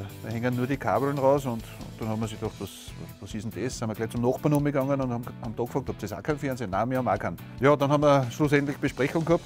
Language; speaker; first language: German; native; German